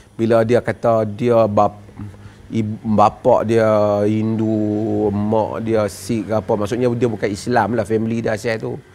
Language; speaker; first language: Malay; native; Malay